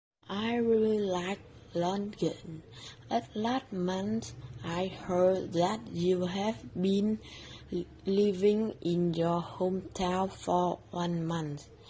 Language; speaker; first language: English; non-native, learner; Vietnamese